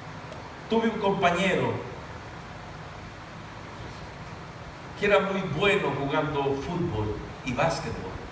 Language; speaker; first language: Spanish; native; Spanish